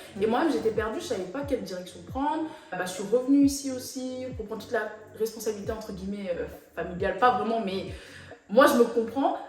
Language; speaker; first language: French; native; French